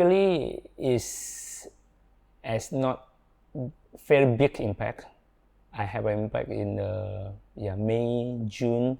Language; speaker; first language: English; non-native, learner; Indonesian